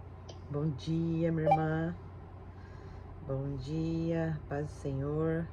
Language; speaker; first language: Portuguese; native; Portuguese